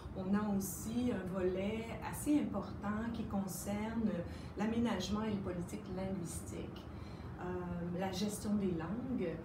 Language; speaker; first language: French; native; French